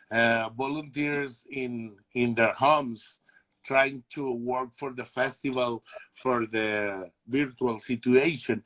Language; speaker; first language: English; non-native, learner; Spanish